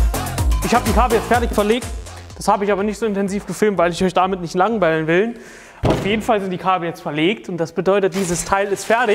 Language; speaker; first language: German; native; German